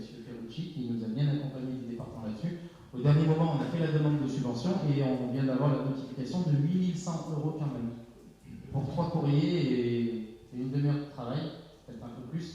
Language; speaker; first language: French; native; French